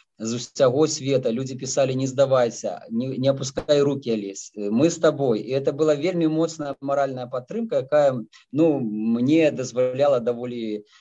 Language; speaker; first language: Belarusian; native; Belarusian